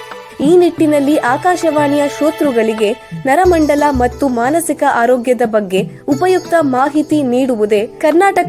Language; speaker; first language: Kannada; native; Kannada